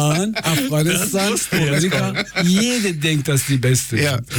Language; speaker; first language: German; non-native, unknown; Persian